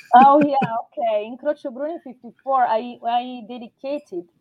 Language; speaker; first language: English; non-native, fluent; Italian